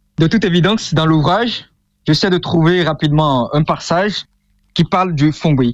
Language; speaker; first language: French; non-native, local second language; Fon